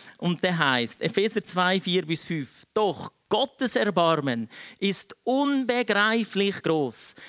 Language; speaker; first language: German; early bilingual, other home language; Czech